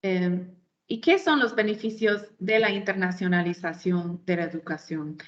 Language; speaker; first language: Spanish; non-native, fluent; English